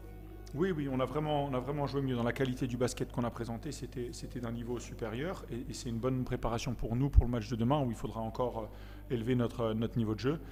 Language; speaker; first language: French; native; French